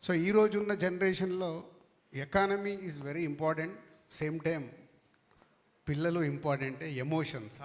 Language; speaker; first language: Telugu; native; Telugu